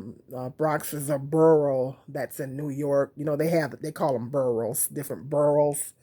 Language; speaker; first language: English; native; English